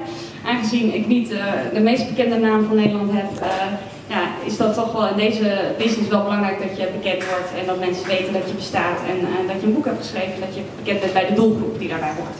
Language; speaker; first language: Dutch; native; Dutch